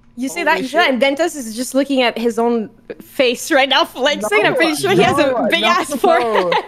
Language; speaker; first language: English; non-native, fluent; French